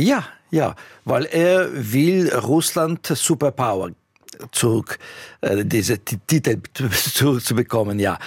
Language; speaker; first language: German; non-native, fluent; Russian